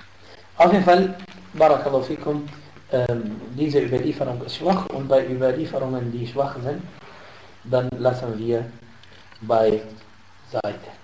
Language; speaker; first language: German; non-native, fluent; Arabic